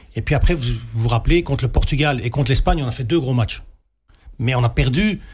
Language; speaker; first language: French; native; French